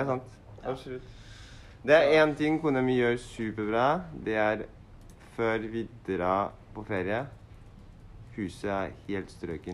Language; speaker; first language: Norwegian; non-native, learner; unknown